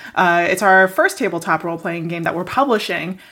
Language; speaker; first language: English; non-native, local second language; Cantonese